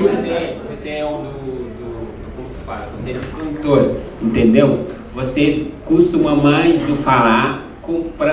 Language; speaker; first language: Portuguese; non-native, learner; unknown